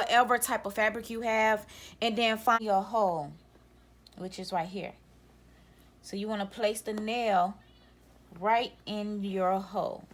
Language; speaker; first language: English; native; English